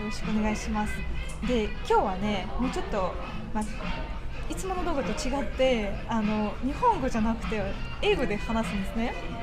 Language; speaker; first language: Japanese; non-native, fluent; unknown